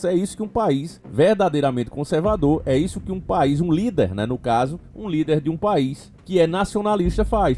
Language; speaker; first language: Portuguese; native; Portuguese